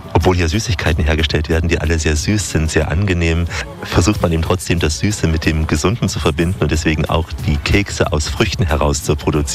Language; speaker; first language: German; native; German